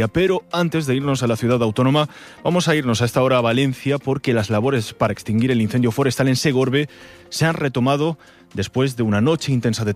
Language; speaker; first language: Spanish; native; Spanish